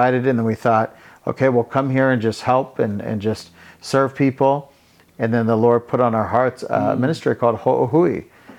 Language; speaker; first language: English; native; English